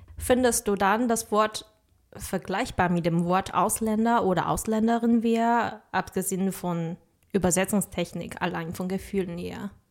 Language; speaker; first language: German; non-native, fluent; Chinese